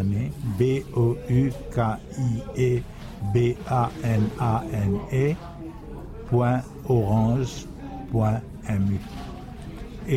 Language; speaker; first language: French; non-native, local second language; Morisyen